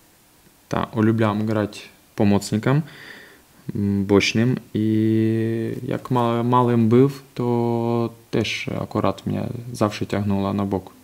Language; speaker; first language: Polish; non-native, fluent; Ukrainian